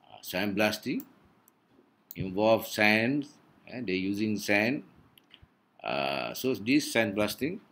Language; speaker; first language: English; non-native, local second language; Malay